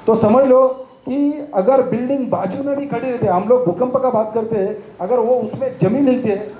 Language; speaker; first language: Hindi; non-native, local second language; Marathi